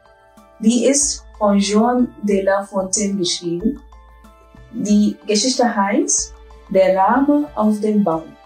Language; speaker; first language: German; non-native, fluent; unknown